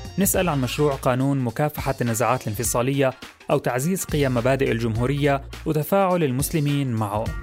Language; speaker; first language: Arabic; native; Arabic